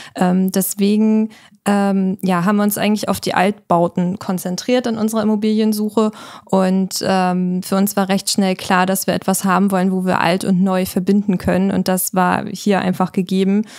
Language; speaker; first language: German; native; German